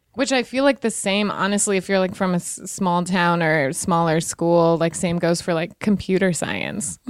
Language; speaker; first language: English; native; English